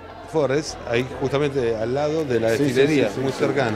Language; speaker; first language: Spanish; native; Spanish